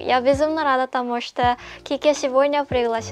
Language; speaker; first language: Russian; non-native, learner; Korean